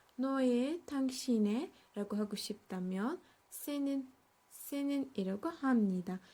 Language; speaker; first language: Korean; non-native, learner; Turkish